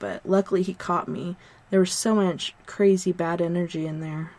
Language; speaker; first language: English; native; English